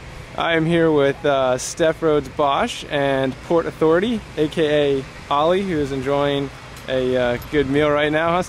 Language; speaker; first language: English; native; English